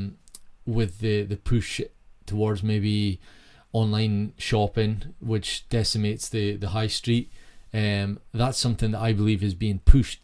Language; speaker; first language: English; native; English